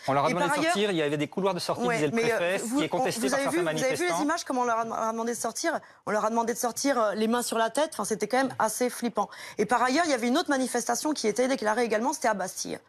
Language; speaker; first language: French; native; French